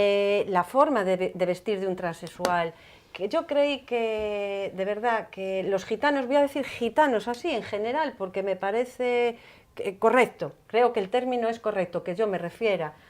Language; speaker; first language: Spanish; native; Spanish